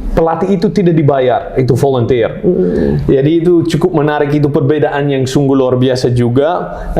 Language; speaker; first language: Indonesian; non-native, fluent; Dutch